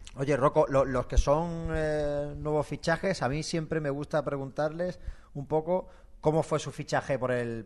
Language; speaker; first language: Spanish; native; Spanish